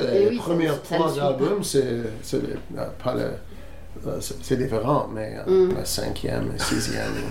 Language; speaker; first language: French; non-native, learner; English